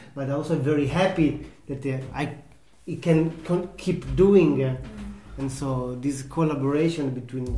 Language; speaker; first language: English; non-native, learner; Italian